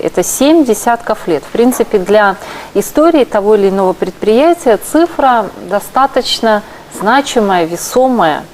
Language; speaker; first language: Russian; native; Russian